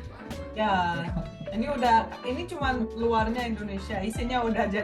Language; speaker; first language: Indonesian; non-native, fluent; Russian